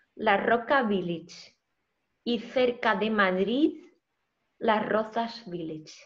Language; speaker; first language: Spanish; non-native, fluent; Russian